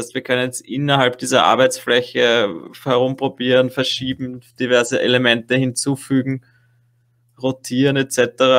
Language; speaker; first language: German; native; German